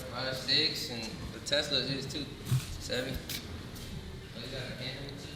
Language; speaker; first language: English; native; English